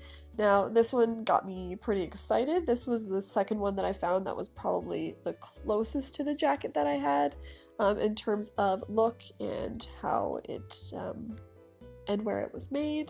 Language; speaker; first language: English; native; English